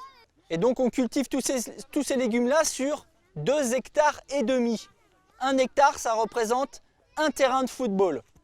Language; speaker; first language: French; native; French